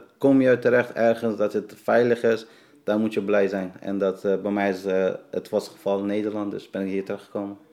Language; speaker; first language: Dutch; non-native, fluent; Persian